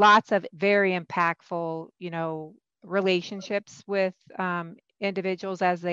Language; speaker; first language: English; native; English